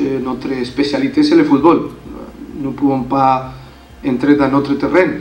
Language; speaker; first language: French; non-native, learner; Spanish